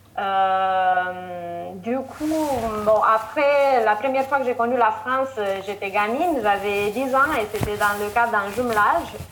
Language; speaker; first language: French; non-native, fluent; Romanian